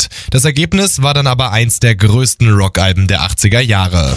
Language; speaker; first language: German; native; German